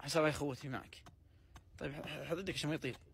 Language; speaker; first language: Arabic; native; Arabic